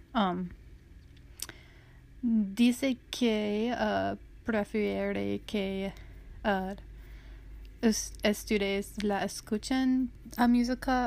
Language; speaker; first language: Spanish; non-native, learner; English